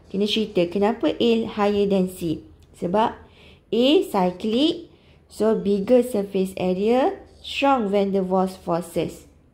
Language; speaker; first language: English; non-native, local second language; Malay